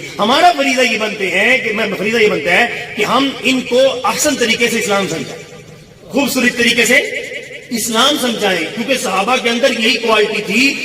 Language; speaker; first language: Urdu; non-native, local second language; Punjabi